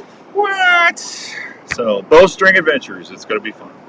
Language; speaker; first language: English; native; English